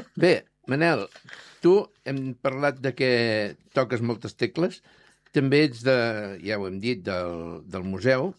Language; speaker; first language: Catalan; native; Catalan